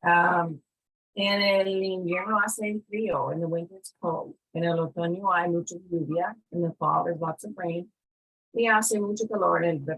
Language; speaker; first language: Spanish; non-native, fluent; English